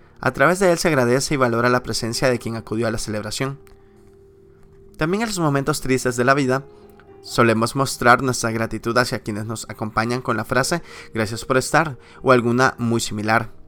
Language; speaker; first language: Spanish; native; Spanish